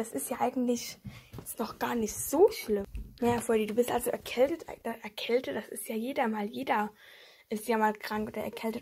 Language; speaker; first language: German; native; German